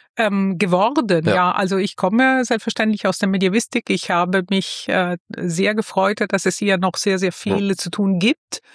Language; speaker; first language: German; non-native, fluent; Italian